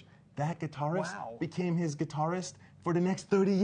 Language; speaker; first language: English; native; English